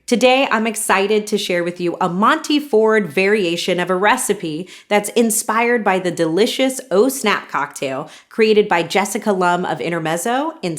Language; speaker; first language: English; native; English